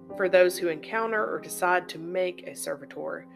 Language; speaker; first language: English; native; English